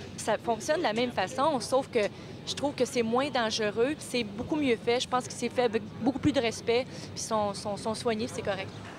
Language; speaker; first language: French; native; French